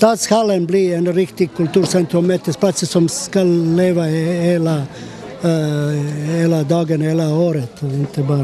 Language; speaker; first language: Swedish; non-native, fluent; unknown